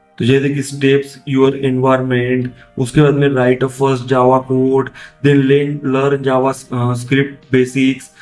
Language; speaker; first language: Hindi; non-native, local second language; Marathi